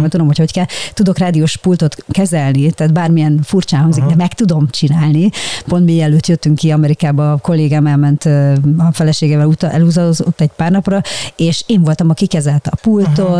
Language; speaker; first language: Hungarian; native; Hungarian